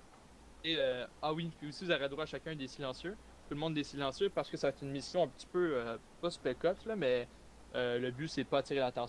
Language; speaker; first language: French; native; French